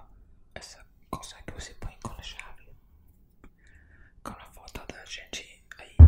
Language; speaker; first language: Portuguese; non-native, learner; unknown